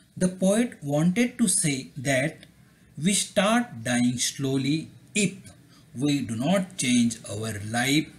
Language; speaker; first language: English; non-native, local second language; Marathi